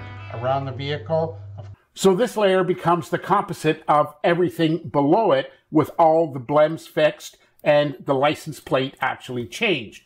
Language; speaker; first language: English; native; English